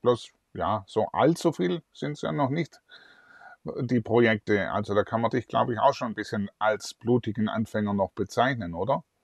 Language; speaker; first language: German; native; German